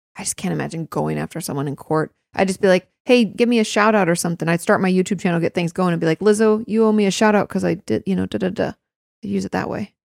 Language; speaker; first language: English; native; English